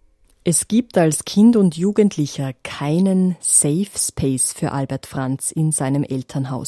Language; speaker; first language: German; native; German